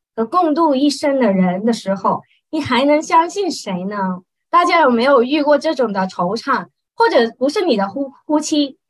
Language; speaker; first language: Chinese; non-native, local second language; Cantonese